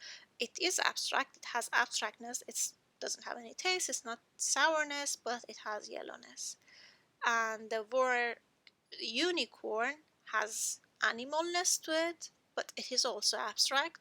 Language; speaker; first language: English; non-native, fluent; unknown